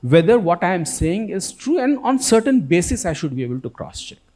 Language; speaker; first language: English; non-native, local second language; Gujarati